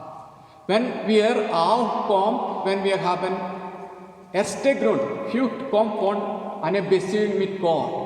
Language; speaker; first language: German; non-native, learner; Malayalam